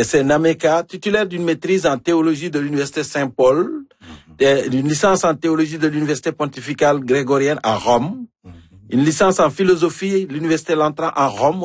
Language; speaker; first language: French; native; French